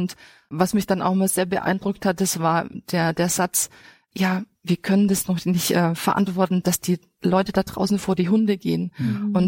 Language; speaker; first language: German; native; German